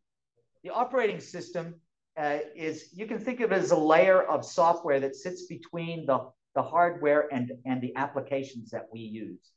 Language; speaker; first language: English; native; English